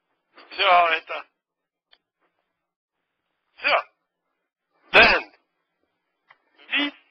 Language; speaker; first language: Russian; non-native, learner; Latvian